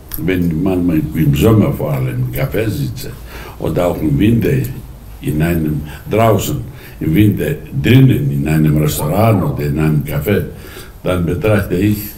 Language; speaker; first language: German; non-native, fluent; Greek